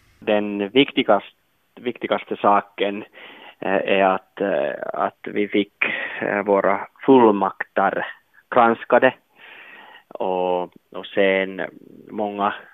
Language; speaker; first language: Swedish; non-native, local second language; Finnish